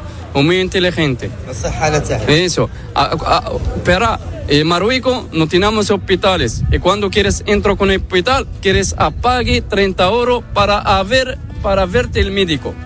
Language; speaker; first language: Spanish; non-native, learner; Arabic